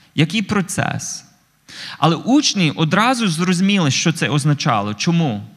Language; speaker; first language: Ukrainian; non-native, fluent; English